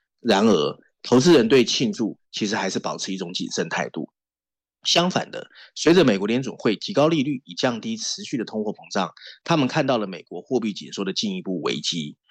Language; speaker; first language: Chinese; native; Chinese